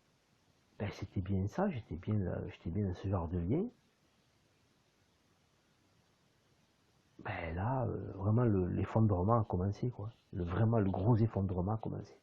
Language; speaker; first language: French; native; French